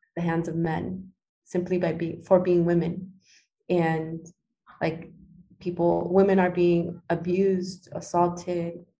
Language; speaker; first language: English; early bilingual, other home language; Spanish